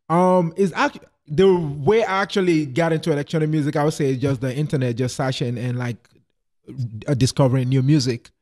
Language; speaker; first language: English; non-native, local second language; Yoruba